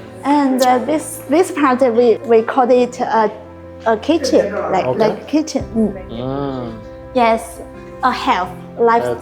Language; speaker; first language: English; non-native, learner; Chinese